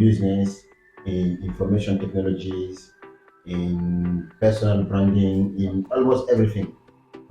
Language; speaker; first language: English; non-native, fluent; French